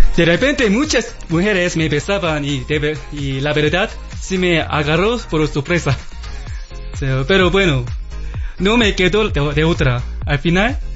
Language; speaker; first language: Spanish; non-native, learner; Korean